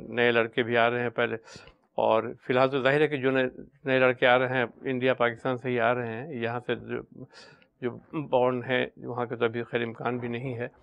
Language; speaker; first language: Urdu; native; Urdu